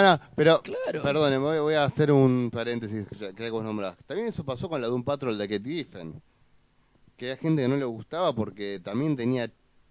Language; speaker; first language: Spanish; native; Spanish